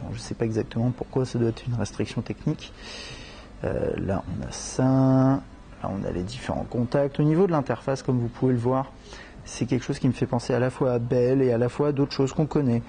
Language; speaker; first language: French; native; French